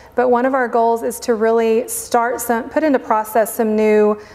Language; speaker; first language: English; native; English